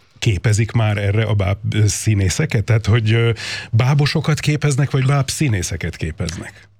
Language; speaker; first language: Hungarian; native; Hungarian